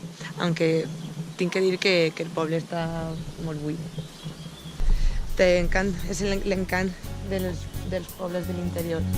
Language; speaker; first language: Catalan; non-native, local second language; Spanish